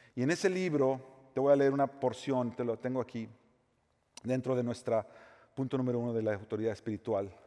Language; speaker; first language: Spanish; native; Spanish